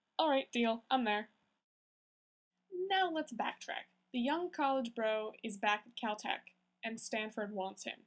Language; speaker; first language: English; native; English